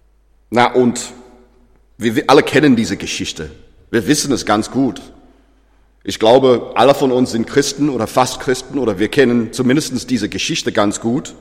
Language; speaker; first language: German; non-native, fluent; English